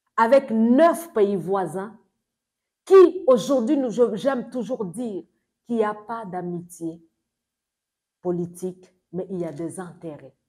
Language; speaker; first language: French; non-native, local second language; Swahili